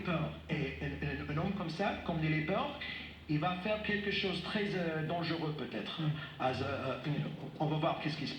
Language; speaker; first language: French; non-native, fluent; English